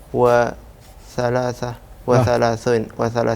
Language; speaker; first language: Arabic; non-native, learner; Indonesian